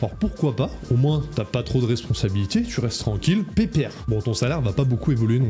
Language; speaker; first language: French; native; French